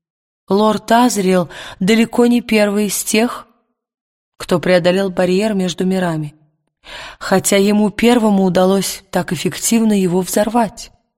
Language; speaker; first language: Russian; native; Russian